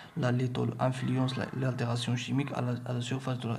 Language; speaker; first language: French; non-native, local second language; Arabic